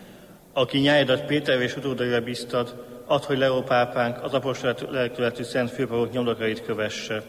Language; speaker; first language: Hungarian; native; Hungarian